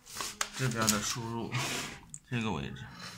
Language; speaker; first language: Chinese; native; Chinese